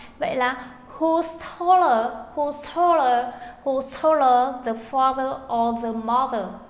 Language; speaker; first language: English; non-native, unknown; Vietnamese